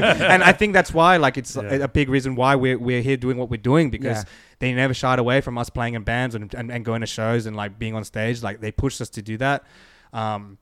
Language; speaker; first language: English; native; English